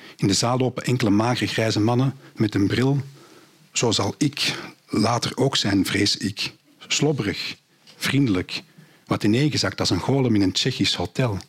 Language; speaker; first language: Dutch; native; Dutch